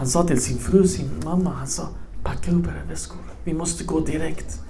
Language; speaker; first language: Swedish; early bilingual, other home language; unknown